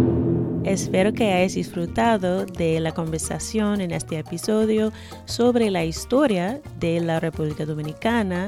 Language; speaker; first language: Spanish; non-native, fluent; English